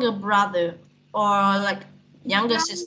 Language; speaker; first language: English; non-native, fluent; Vietnamese